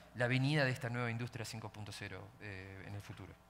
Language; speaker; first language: Spanish; native; Spanish